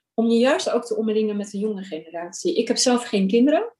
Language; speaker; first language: Dutch; early bilingual, other home language; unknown